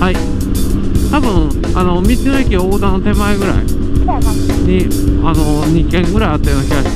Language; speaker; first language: Japanese; native; Japanese